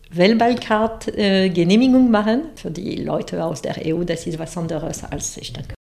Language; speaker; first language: German; non-native, fluent; French